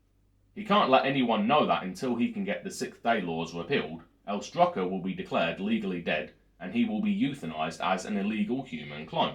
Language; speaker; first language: English; native; English